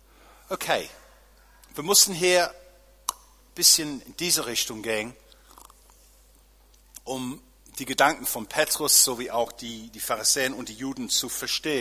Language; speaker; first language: German; non-native, fluent; English